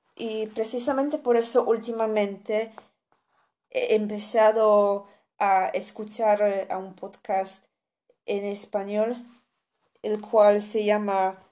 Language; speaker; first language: Spanish; non-native, fluent; Polish